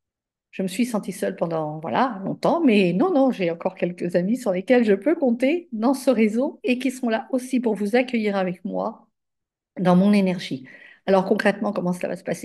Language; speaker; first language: French; native; French